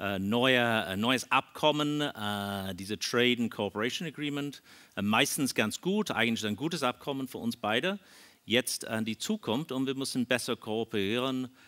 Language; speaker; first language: German; non-native, learner; English